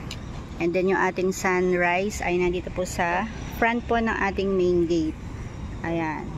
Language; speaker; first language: Filipino; native; Filipino